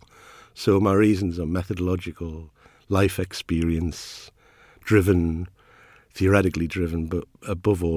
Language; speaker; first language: English; native; English